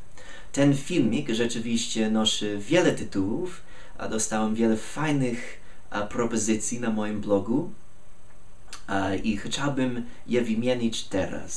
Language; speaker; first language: Polish; non-native, fluent; English